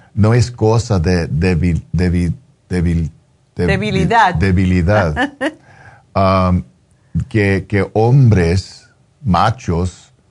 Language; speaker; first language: Spanish; early bilingual, heritage; Spanish